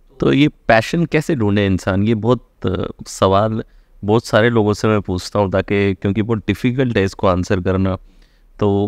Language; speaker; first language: Hindi; native; Hindi